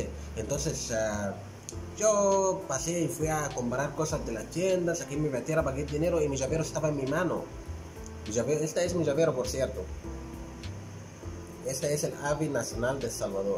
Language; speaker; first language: Spanish; non-native, fluent; Arabic